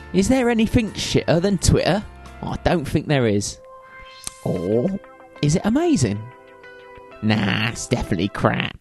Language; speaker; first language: English; native; English